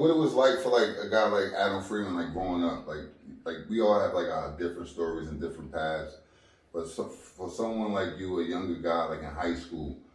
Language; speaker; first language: English; native; English